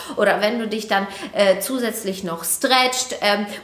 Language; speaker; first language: German; native; German